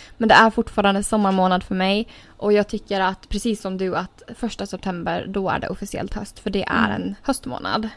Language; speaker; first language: Swedish; native; Swedish